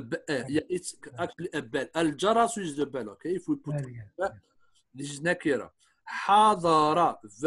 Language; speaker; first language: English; non-native, fluent; Arabic